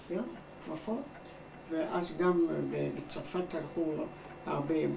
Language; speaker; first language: Hebrew; non-native, fluent; German